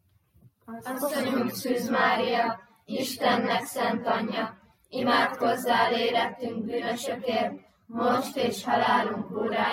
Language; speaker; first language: Hungarian; native; Hungarian